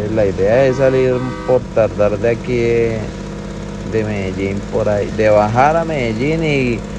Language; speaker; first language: Spanish; native; Spanish